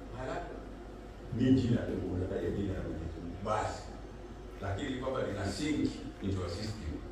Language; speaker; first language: Swahili; native; Swahili